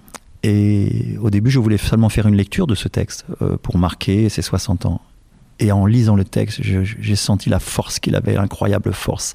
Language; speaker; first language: French; native; French